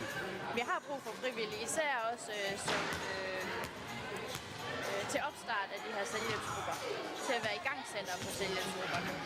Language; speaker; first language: Danish; native; Danish